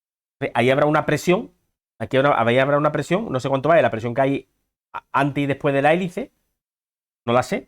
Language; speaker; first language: Spanish; native; Spanish